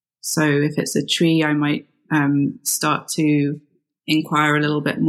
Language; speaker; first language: English; native; English